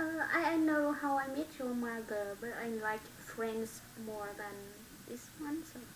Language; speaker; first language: English; non-native, learner; Vietnamese